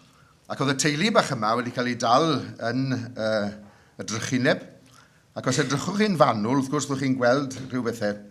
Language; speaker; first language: Welsh; native; Welsh